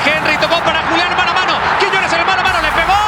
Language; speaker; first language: Spanish; native; Spanish